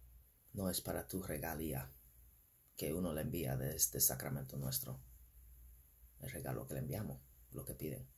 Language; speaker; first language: Spanish; non-native, fluent; English